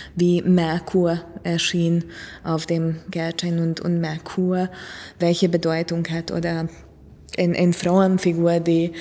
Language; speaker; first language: German; non-native, fluent; Hungarian